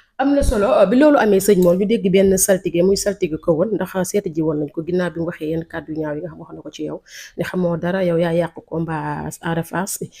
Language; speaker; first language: Wolof; native; Wolof